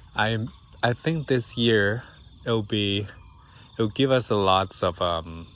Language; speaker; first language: English; non-native, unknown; Thai